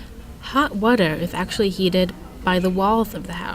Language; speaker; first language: English; native; English